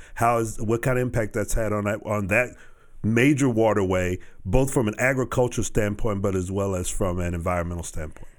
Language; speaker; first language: English; native; English